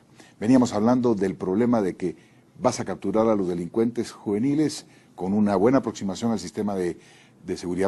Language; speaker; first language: Spanish; native; Spanish